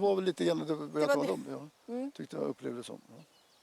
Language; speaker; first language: Swedish; native; Swedish